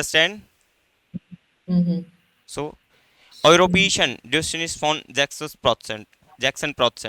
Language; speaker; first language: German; non-native, fluent; Hindi